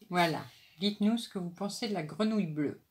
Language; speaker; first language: French; native; French